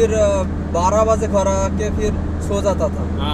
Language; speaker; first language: Hindi; non-native, fluent; Bangla